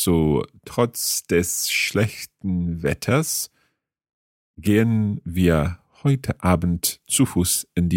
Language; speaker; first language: German; non-native, learner; English